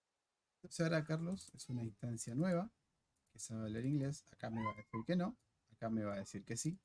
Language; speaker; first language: Spanish; native; Spanish